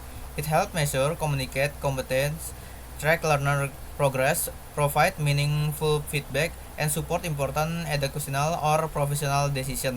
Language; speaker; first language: English; non-native, learner; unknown